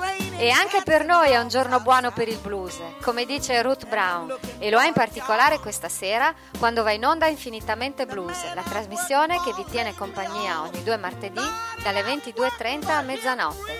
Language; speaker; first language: Italian; native; Italian